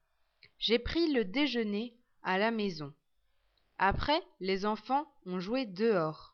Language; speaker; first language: French; non-native, learner; English